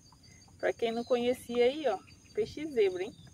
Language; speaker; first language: Portuguese; native; Portuguese